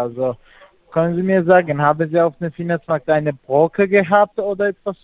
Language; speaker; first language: German; non-native, fluent; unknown